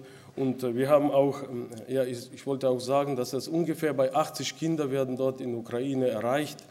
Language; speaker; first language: German; non-native, local second language; Russian